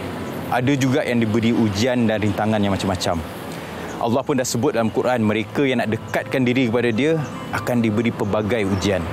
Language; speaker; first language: Malay; native; Malay